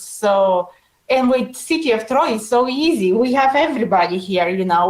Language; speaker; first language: English; non-native, fluent; Bulgarian